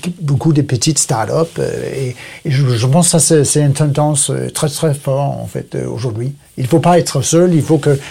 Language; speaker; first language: French; non-native, learner; Danish